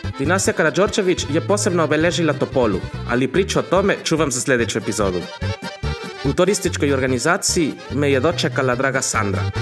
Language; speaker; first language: Serbian; non-native, fluent; Spanish